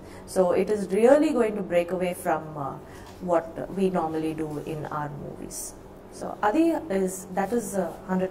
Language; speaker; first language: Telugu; non-native, fluent; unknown